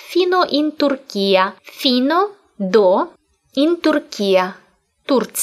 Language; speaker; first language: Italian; non-native, fluent; Russian